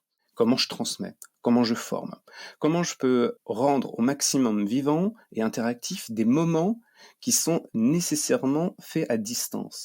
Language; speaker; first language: French; native; French